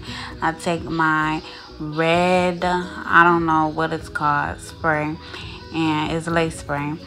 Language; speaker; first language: English; native; English